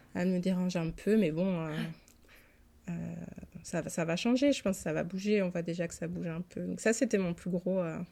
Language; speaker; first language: French; native; French